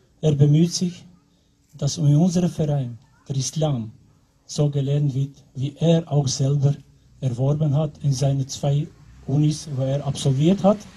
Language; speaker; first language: German; non-native, fluent; Albanian